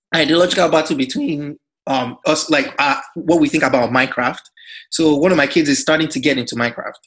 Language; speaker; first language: English; non-native, local second language; Yoruba